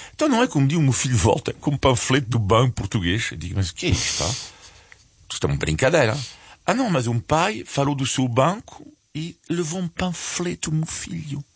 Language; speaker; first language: Portuguese; non-native, fluent; French